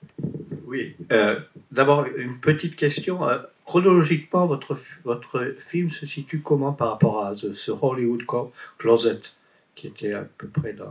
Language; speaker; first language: French; native; French